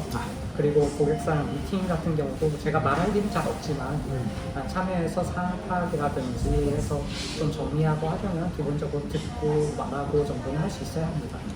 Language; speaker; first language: Korean; native; Korean